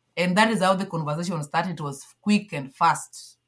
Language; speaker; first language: English; non-native, local second language; Luo (Kenya and Tanzania)